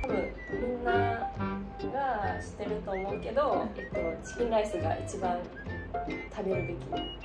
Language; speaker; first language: Japanese; non-native, fluent; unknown